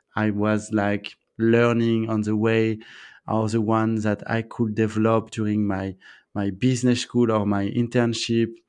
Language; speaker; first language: English; non-native, fluent; French